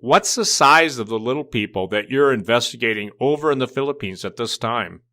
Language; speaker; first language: English; native; English